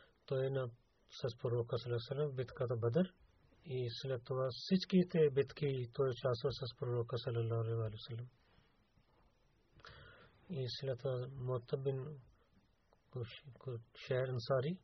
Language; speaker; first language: Bulgarian; non-native, learner; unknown